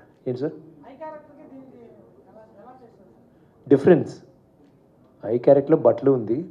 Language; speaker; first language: Telugu; non-native, learner; Tamil